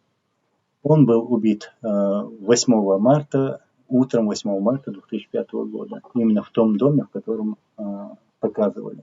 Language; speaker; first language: Russian; non-native, local second language; Chechen